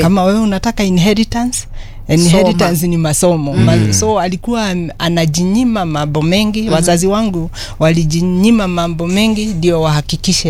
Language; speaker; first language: Swahili; non-native, local second language; Kikuyu